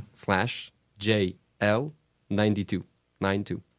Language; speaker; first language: English; non-native, fluent; French